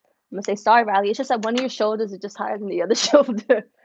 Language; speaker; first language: English; early bilingual, other home language; Spanish